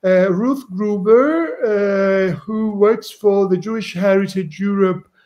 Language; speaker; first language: English; non-native, fluent; Italian